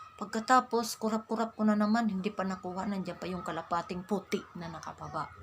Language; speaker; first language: Filipino; non-native, local second language; Waray